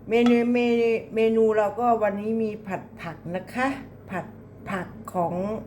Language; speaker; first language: Thai; native; Thai